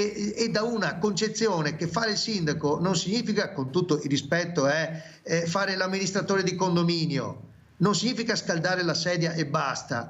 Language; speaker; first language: Italian; native; Italian